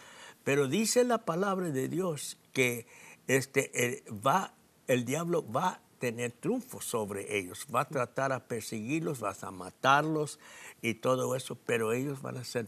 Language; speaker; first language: Spanish; non-native, fluent; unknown